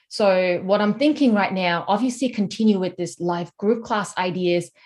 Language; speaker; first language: English; non-native, fluent; Korean